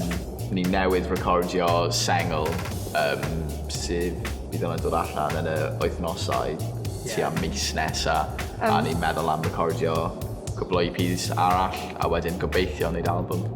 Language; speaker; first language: Welsh; non-native, local second language; English